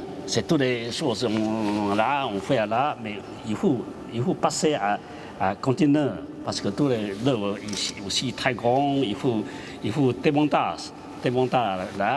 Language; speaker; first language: French; non-native, learner; Chinese